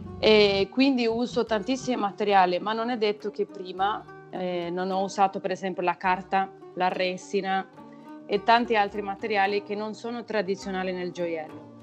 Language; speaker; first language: Italian; non-native, fluent; Spanish